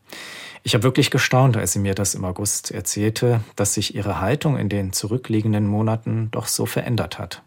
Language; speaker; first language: German; native; German